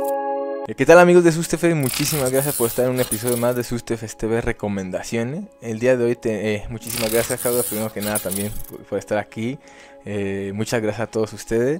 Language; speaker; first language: Spanish; native; Spanish